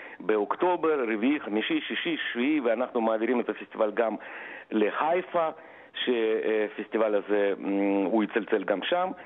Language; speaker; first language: Hebrew; non-native, fluent; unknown